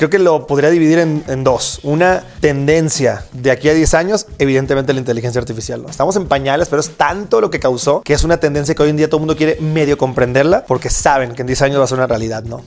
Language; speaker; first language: Spanish; native; Spanish